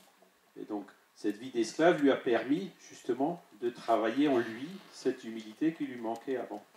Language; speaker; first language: French; native; French